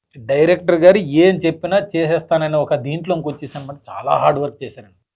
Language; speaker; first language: Telugu; native; Telugu